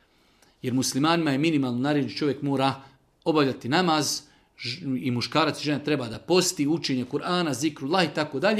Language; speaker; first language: Croatian; native; Croatian